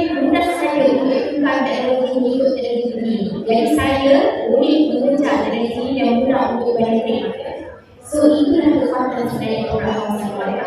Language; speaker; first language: Indonesian; non-native, local second language; Malay